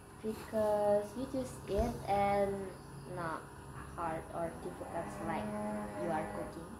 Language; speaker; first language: English; non-native, learner; Indonesian